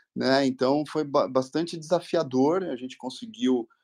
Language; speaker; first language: Portuguese; native; Portuguese